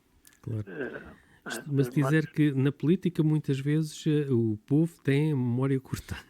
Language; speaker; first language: Portuguese; native; Portuguese